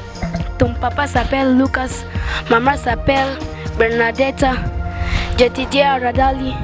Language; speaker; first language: French; non-native, learner; Swahili